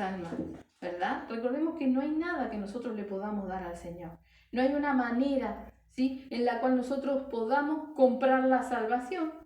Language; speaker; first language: Spanish; native; Spanish